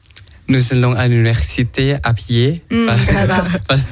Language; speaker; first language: French; non-native, learner; Thai